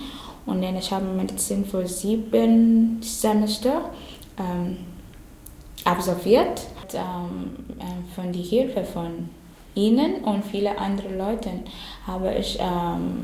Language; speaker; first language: German; non-native, learner; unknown